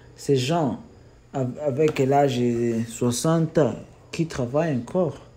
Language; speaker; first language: French; non-native, learner; Kinyarwanda